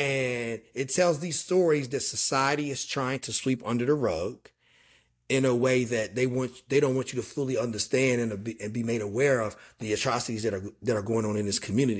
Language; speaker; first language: English; native; English